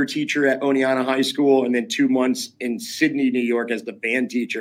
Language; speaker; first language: English; native; English